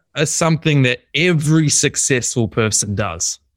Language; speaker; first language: English; native; English